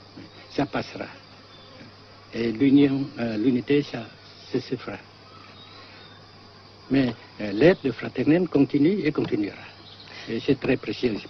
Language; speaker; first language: French; non-native, fluent; Vietnamese